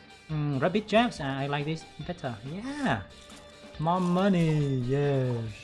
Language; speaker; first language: English; non-native, fluent; Vietnamese